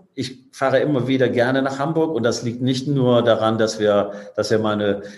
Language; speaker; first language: German; native; German